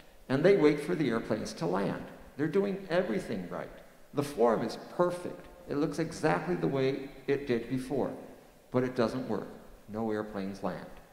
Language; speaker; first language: English; non-native, fluent; Portuguese